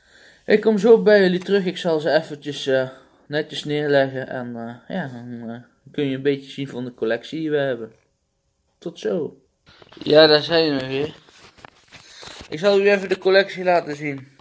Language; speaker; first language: Dutch; native; Dutch